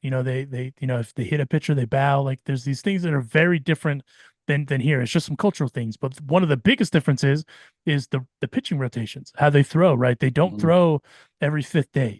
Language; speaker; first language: English; native; English